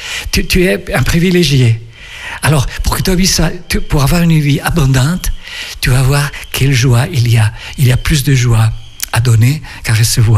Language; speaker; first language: French; non-native, fluent; Spanish